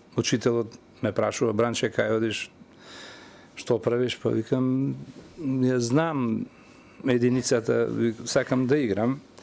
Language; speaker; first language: Macedonian; native; Macedonian